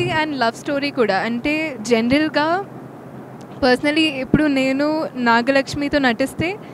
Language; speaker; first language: Telugu; non-native, local second language; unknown